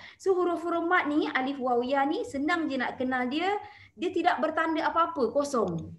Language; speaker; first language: Malay; native; Malay